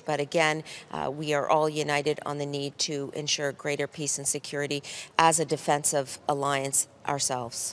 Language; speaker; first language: English; native; English